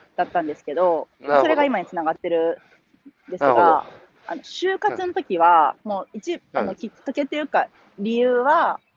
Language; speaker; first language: Japanese; native; Japanese